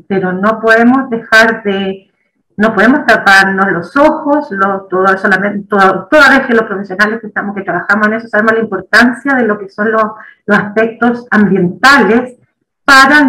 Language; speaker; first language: Spanish; native; Spanish